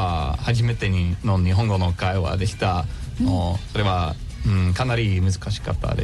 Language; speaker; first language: Japanese; non-native, learner; English